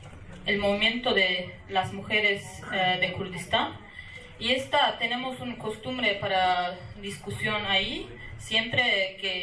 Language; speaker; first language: Spanish; non-native, learner; Kurdish